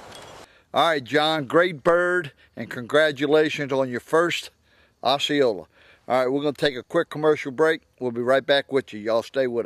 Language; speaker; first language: English; native; English